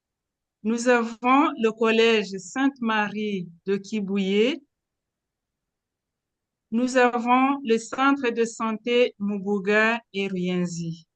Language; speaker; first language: French; non-native, local second language; Kinyarwanda